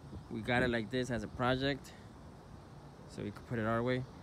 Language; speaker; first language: English; early bilingual, other home language; Spanish